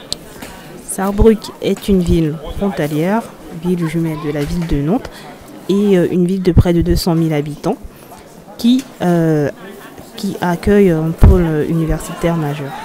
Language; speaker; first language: French; native; French